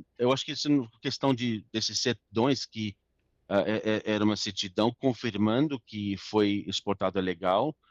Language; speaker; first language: Portuguese; non-native, fluent; English